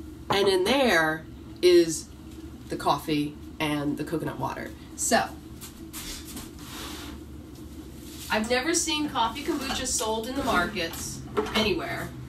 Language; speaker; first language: English; native; English